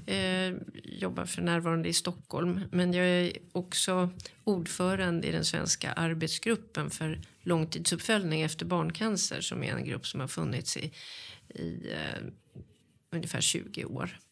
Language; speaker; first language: Swedish; native; Swedish